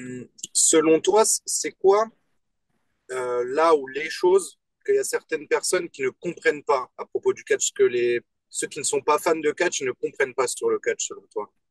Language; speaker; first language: French; native; French